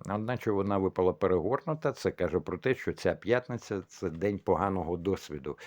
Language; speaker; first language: Ukrainian; non-native, local second language; Russian